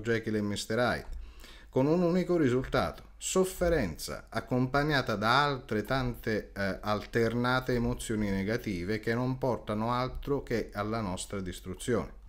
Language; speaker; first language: Italian; native; Italian